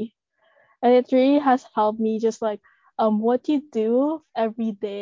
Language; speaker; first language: English; non-native, local second language; Filipino